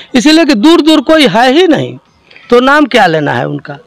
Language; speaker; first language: Hindi; native; Hindi